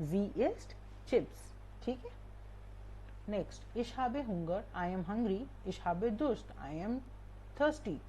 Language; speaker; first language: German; non-native, learner; Hindi